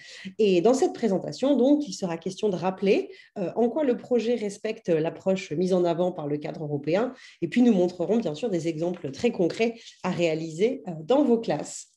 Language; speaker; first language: French; native; French